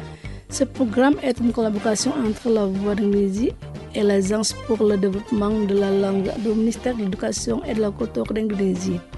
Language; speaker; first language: French; non-native, fluent; Indonesian